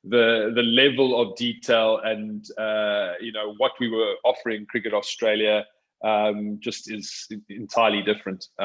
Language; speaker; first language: English; native; English